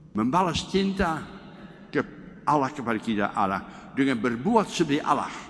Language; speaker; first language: Malay; non-native, fluent; Dutch